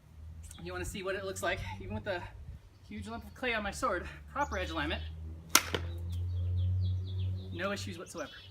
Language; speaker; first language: English; native; English